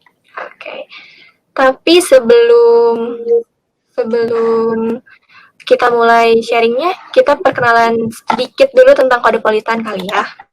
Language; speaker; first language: Indonesian; native; Indonesian